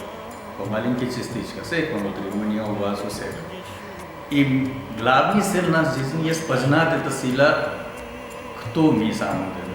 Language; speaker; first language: Russian; non-native, learner; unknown